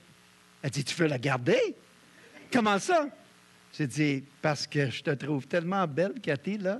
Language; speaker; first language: French; native; French